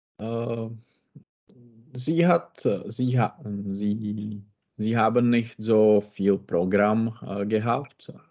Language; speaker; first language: German; non-native, learner; Czech